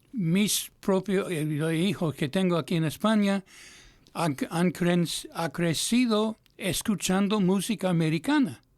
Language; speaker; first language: Spanish; non-native, fluent; English